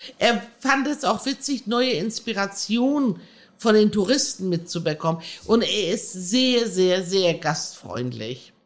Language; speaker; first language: German; early bilingual, other home language; Persian